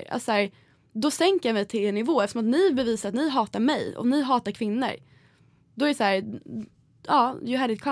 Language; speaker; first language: Swedish; native; Swedish